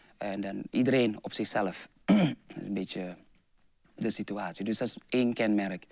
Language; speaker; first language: Dutch; non-native, fluent; Indonesian